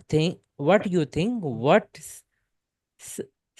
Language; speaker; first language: English; non-native, local second language; Urdu